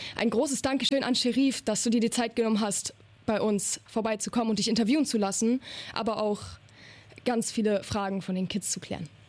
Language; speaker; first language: German; native; German